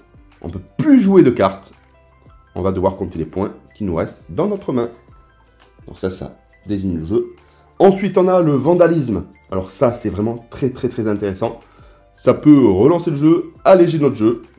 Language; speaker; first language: French; native; French